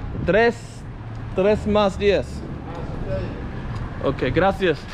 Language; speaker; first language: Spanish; non-native, learner; English